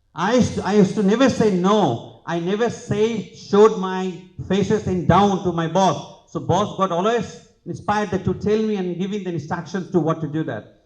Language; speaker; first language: English; non-native, local second language; Bangla